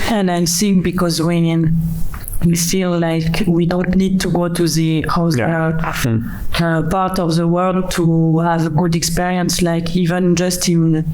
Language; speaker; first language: English; non-native, fluent; French